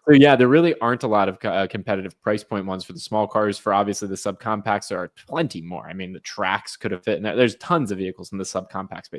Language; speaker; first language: English; native; English